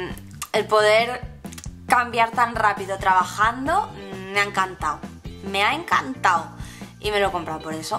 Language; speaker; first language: Spanish; native; Spanish